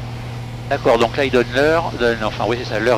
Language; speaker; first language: French; native; French